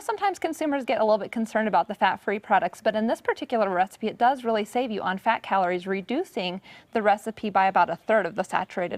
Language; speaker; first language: English; native; English